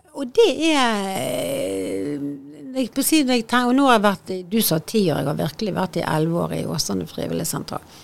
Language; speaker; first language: Norwegian; native; Norwegian